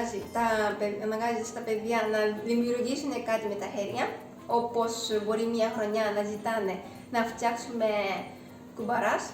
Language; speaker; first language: Greek; non-native, fluent; Japanese